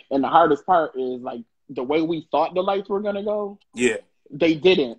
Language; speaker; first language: English; native; English